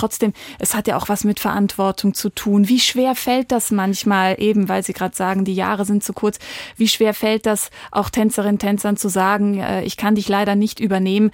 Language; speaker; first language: German; native; German